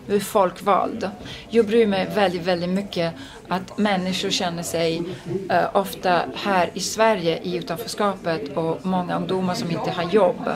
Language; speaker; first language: Swedish; non-native, fluent; Italian